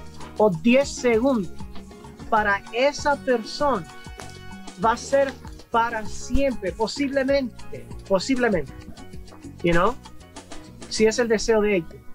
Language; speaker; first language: Spanish; early bilingual, heritage; English